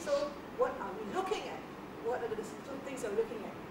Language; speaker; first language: English; non-native, local second language; Malay